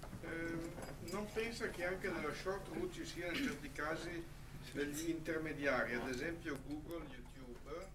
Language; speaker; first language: Italian; native; Italian